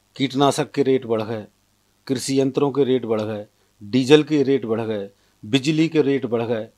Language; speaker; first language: Hindi; native; Hindi